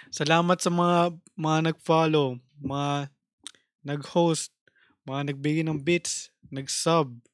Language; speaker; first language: Filipino; native; Filipino